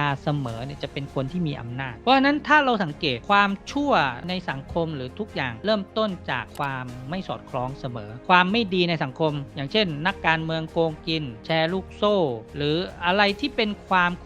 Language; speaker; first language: Thai; native; Thai